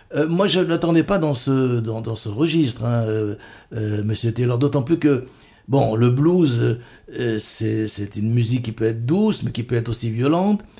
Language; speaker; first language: French; native; French